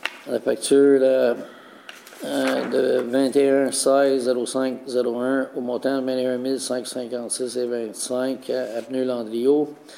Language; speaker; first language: French; native; French